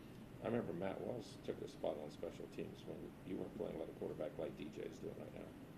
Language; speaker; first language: English; native; English